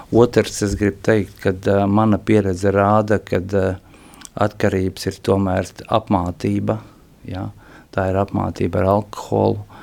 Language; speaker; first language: Latvian; non-native, local second language; Russian